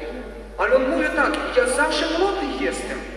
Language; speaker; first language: Polish; non-native, learner; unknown